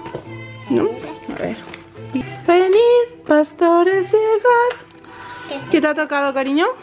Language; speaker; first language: Spanish; native; Spanish